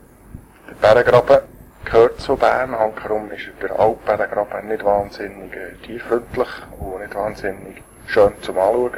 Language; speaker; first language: German; native; German